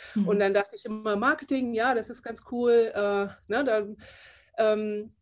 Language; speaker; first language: German; native; German